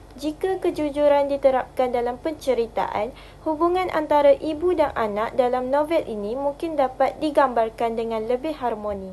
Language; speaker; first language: Malay; native; Malay